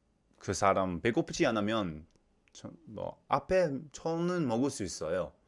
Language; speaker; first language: Korean; non-native, learner; English